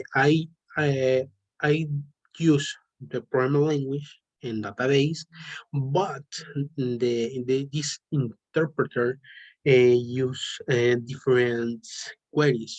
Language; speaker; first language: English; non-native, learner; Spanish